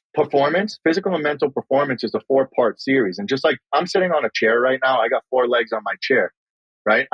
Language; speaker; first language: English; native; English